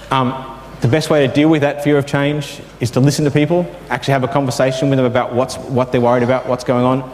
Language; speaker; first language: English; native; English